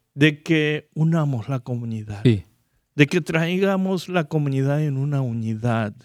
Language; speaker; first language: Spanish; non-native, fluent; Korean